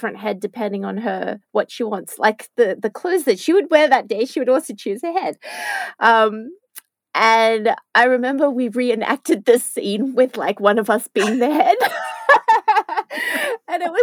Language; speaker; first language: English; native; English